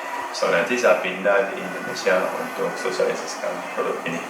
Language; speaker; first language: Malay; non-native, learner; Dutch